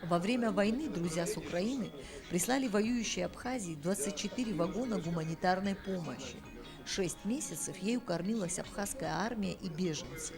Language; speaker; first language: Russian; native; Russian